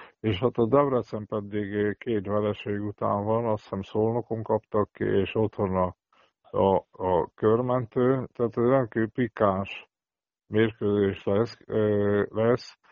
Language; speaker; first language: Hungarian; native; Hungarian